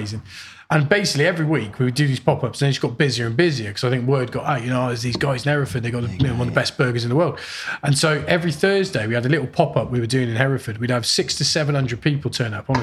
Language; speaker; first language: English; native; English